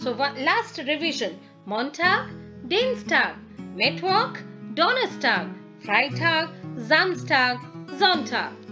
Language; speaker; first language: German; non-native, fluent; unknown